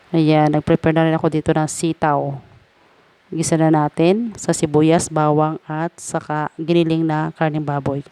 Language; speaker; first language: Filipino; native; Filipino